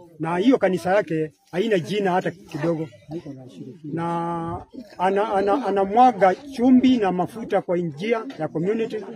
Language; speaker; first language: Swahili; non-native, local second language; Kamba